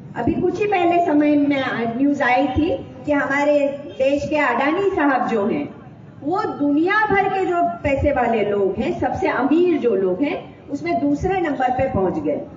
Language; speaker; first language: Hindi; non-native, local second language; Gujarati